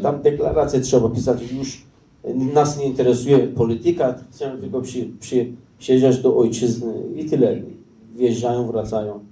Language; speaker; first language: Polish; non-native, learner; Persian